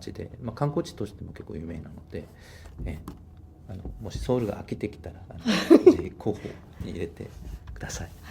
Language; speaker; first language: Japanese; non-native, fluent; Korean